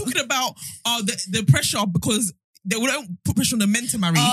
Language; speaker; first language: English; native; English